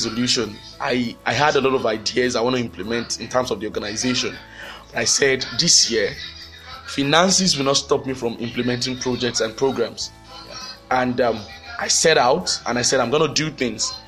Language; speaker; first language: English; non-native, local second language; Yoruba